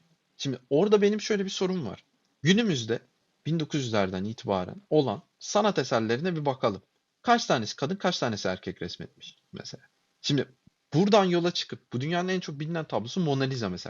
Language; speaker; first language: Turkish; native; Turkish